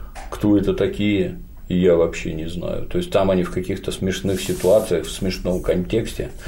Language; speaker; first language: Russian; native; Russian